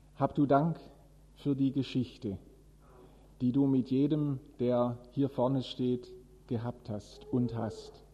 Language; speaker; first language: German; native; German